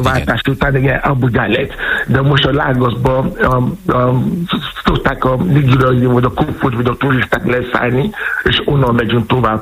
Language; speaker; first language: Hungarian; non-native, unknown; Yoruba